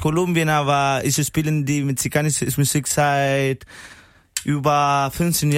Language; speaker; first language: German; non-native, learner; Spanish